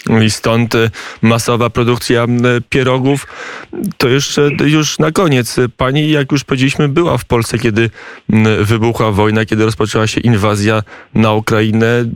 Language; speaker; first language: Polish; native; Polish